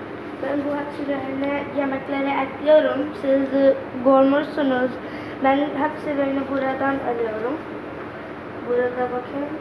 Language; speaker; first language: Turkish; non-native, learner; Urdu